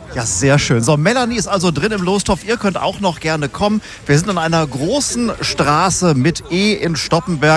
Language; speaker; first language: German; native; German